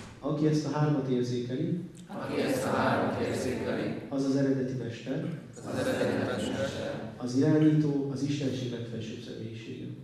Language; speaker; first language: Hungarian; native; Hungarian